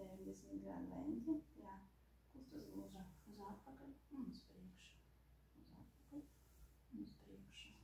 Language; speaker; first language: Latvian; non-native, learner; Russian